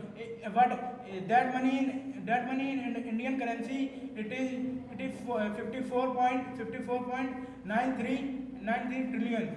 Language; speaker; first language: English; non-native, learner; Hindi